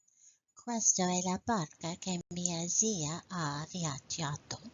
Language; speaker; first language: Italian; non-native, learner; English